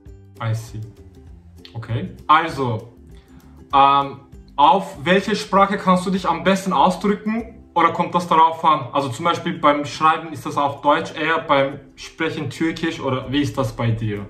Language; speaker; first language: German; non-native, fluent; Turkish